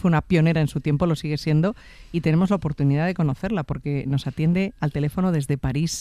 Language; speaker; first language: Spanish; native; Spanish